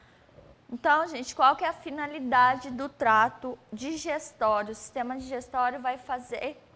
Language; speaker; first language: Portuguese; native; Portuguese